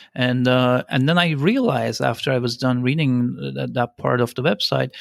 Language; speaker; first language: English; non-native, fluent; Turkish